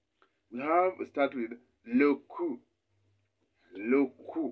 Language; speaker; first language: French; non-native, fluent; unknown